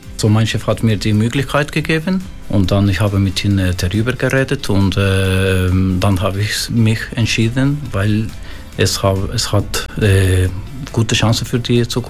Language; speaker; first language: German; non-native, fluent; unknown